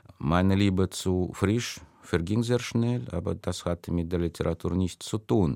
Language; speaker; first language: German; non-native, fluent; Russian